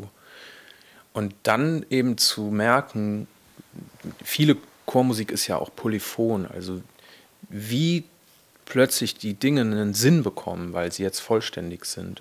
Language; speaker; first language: German; native; German